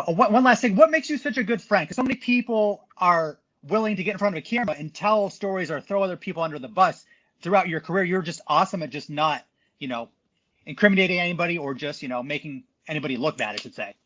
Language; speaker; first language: English; native; English